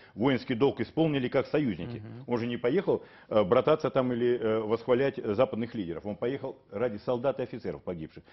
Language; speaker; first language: Russian; native; Russian